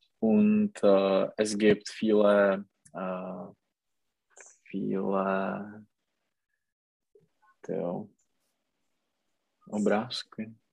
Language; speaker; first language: German; non-native, learner; Czech